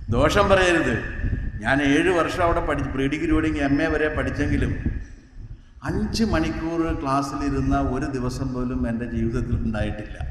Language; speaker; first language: Malayalam; native; Malayalam